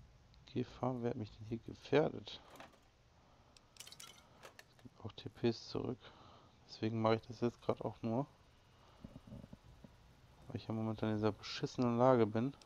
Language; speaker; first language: German; native; German